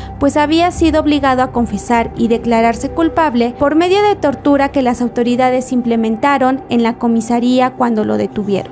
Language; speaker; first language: Spanish; native; Spanish